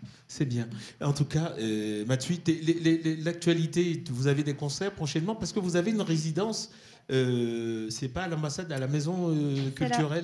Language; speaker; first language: French; native; French